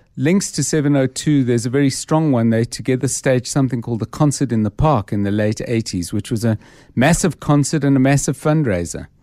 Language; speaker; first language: English; native; English